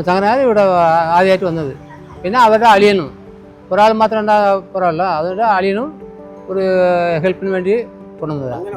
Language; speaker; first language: Malayalam; early bilingual, heritage; Malayalam